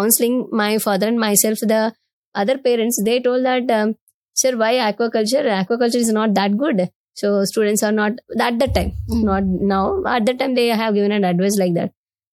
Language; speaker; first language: English; non-native, local second language; Telugu